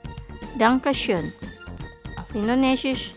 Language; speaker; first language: German; non-native, fluent; Indonesian